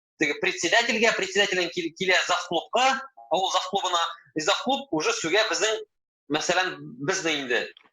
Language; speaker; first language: Tatar; native; Tatar